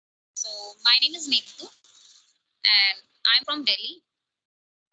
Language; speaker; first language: English; non-native, local second language; Hindi